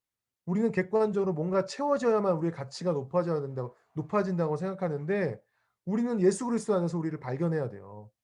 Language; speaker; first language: Korean; native; Korean